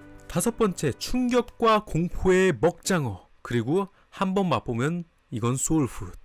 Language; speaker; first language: Korean; native; Korean